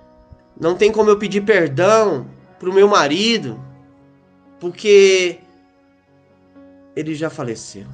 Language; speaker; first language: Portuguese; native; Portuguese